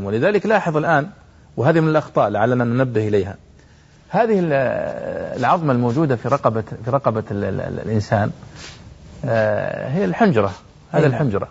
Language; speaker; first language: Arabic; native; Arabic